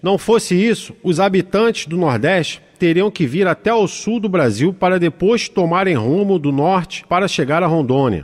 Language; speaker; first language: Portuguese; native; Portuguese